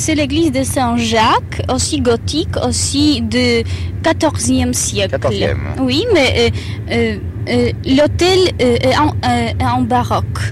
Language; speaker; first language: French; non-native, learner; Polish